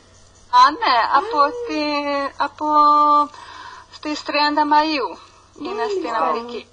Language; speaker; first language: Greek; non-native, learner; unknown